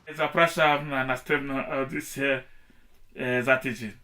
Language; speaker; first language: Polish; non-native, fluent; Igbo